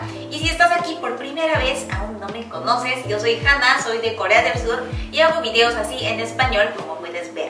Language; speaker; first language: Spanish; non-native, fluent; Korean